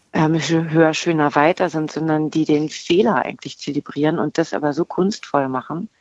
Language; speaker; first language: German; native; German